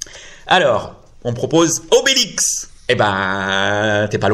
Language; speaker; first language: French; native; French